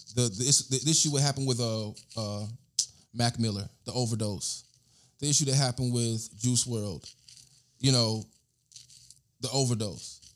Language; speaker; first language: English; native; English